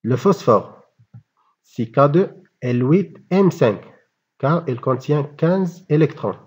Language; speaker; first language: French; non-native, local second language; Arabic